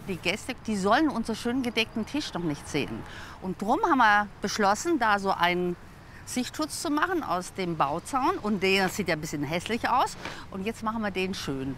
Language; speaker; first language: German; native; German